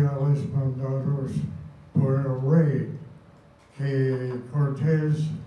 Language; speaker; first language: Spanish; non-native, fluent; English